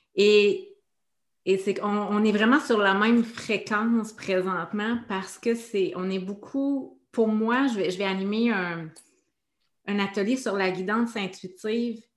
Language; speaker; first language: French; native; French